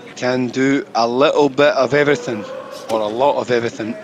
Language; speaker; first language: English; native; English